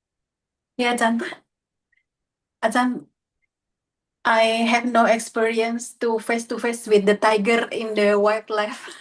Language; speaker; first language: English; non-native, learner; Indonesian